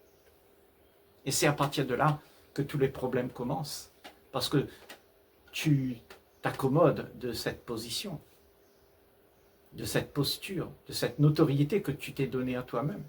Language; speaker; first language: French; native; French